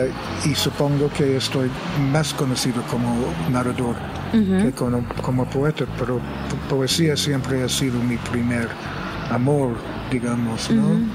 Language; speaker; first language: Spanish; non-native, fluent; English